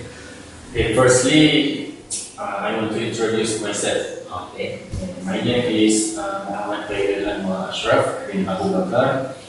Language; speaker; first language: English; non-native, learner; Malay